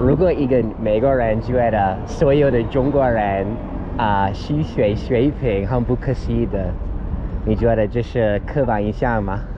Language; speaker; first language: Chinese; non-native, fluent; English